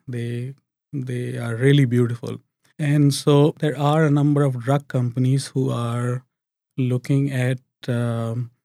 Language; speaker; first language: English; non-native, local second language; Hindi